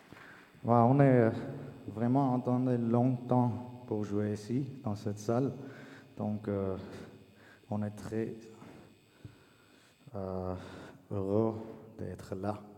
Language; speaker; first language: French; non-native, learner; Armenian